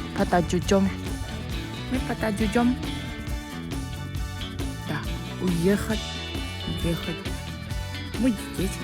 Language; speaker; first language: Russian; non-native, learner; Japanese